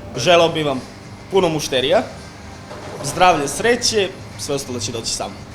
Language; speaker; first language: Bosnian; non-native, fluent; Hebrew